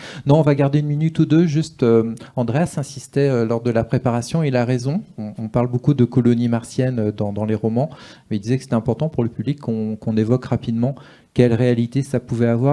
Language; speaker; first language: French; native; French